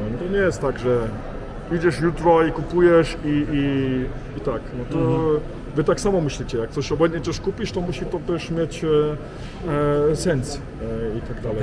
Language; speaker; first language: Polish; early bilingual, heritage; Polish